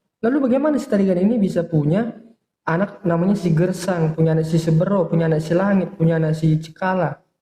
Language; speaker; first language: Indonesian; native; Indonesian